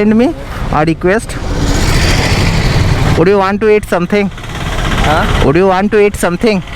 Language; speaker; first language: English; non-native, local second language; Hindi